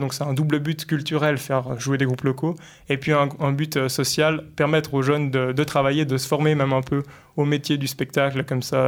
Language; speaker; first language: French; native; French